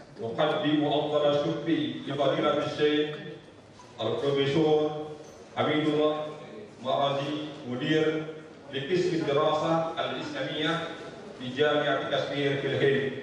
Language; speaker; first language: Arabic; non-native, fluent; Indonesian